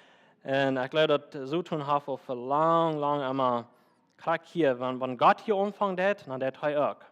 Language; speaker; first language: German; non-native, learner; Plautdietsch